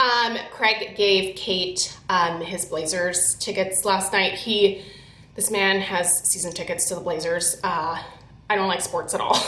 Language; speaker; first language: English; native; English